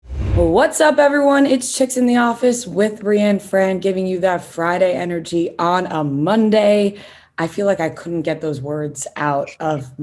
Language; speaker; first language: English; native; English